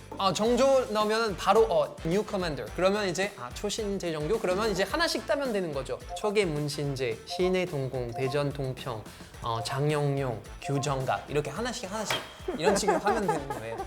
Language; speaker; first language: Korean; non-native, fluent; French